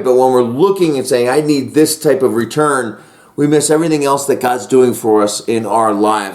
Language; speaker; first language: English; native; English